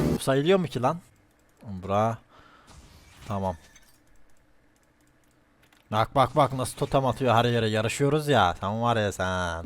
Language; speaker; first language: Turkish; native; Turkish